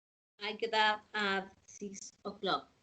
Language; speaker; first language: English; non-native, learner; Spanish